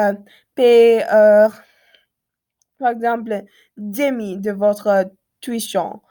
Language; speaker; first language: French; non-native, learner; English